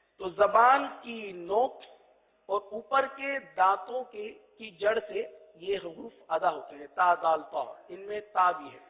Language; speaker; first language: Urdu; native; Urdu